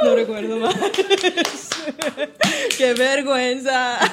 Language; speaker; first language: Spanish; non-native, learner; English